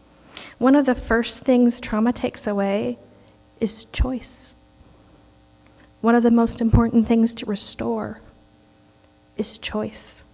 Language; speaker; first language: English; native; English